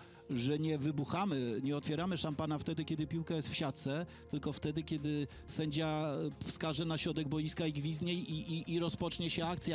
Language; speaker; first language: Polish; native; Polish